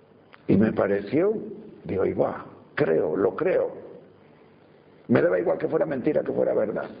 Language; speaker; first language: Spanish; native; Spanish